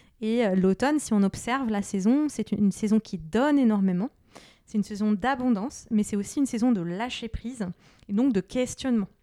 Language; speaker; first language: French; native; French